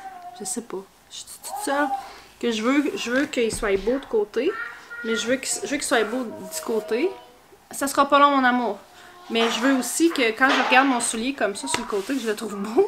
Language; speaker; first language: French; native; French